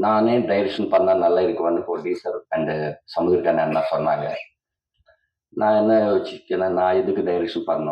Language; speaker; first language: Tamil; non-native, learner; Telugu